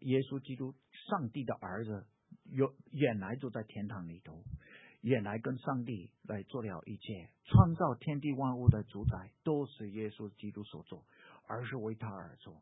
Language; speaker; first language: Chinese; non-native, fluent; English